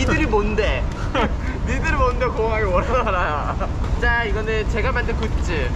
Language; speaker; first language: Korean; native; Korean